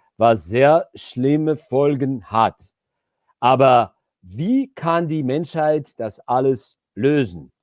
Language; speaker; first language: German; non-native, fluent; Georgian